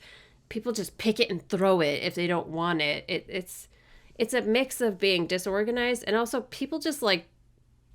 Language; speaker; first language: English; native; English